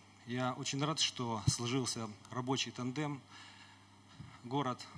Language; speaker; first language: Russian; native; Russian